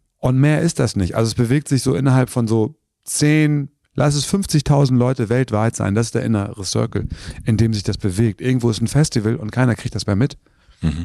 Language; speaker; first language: German; early bilingual, other home language; Turkish